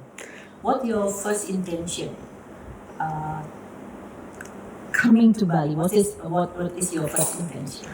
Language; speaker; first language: English; non-native, learner; Indonesian